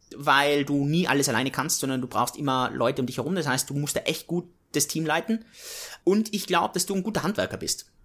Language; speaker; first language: German; native; German